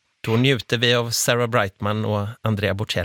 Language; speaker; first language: Swedish; native; Swedish